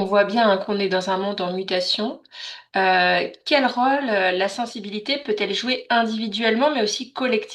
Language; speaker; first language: French; native; French